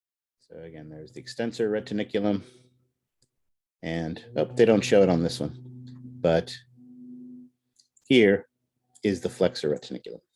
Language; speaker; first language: English; native; English